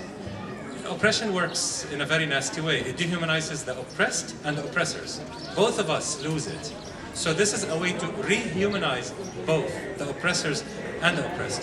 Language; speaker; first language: English; non-native, fluent; Arabic